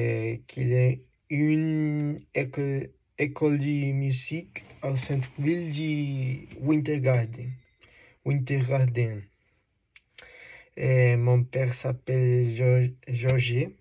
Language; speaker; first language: French; non-native, learner; Spanish